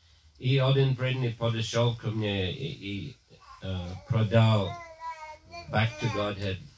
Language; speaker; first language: Russian; non-native, fluent; English